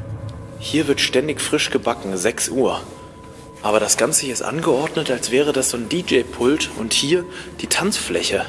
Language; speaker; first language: German; native; German